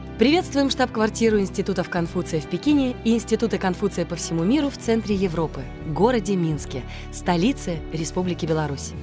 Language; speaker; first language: Russian; native; Russian